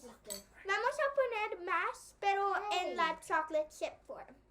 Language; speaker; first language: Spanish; early bilingual, heritage; Spanish